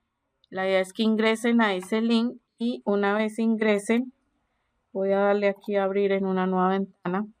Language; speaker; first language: Spanish; native; Spanish